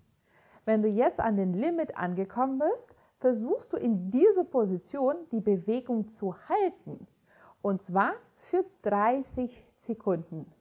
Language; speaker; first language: German; native; German